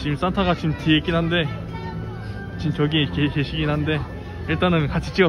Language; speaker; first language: Korean; native; Korean